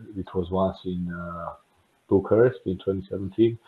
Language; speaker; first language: English; non-native, fluent; Georgian